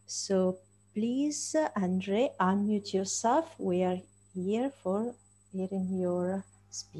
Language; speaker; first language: English; non-native, fluent; Italian